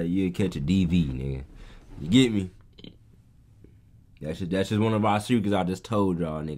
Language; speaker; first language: English; native; English